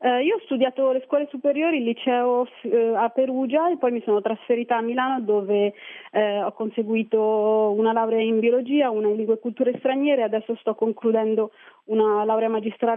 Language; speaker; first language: Italian; early bilingual, other home language; Arabic